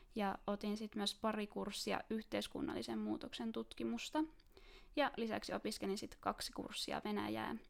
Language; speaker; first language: Finnish; native; Finnish